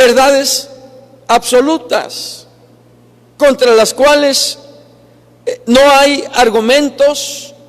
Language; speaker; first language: Spanish; native; Spanish